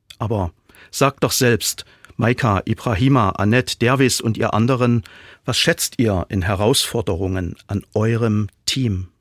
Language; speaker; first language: German; native; German